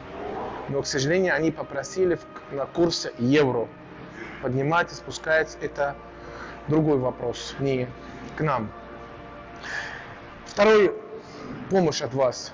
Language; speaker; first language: Russian; non-native, learner; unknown